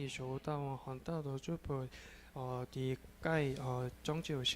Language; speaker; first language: Chinese; non-native, learner; Korean